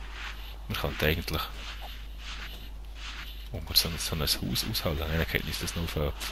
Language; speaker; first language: German; native; German